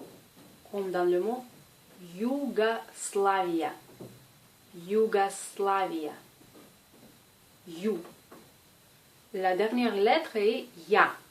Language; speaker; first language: French; non-native, fluent; Russian